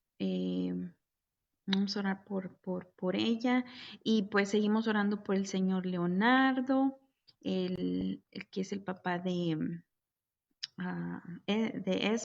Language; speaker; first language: Spanish; native; Spanish